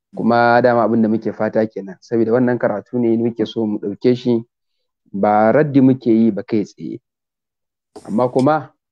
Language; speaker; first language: Hausa; native; Hausa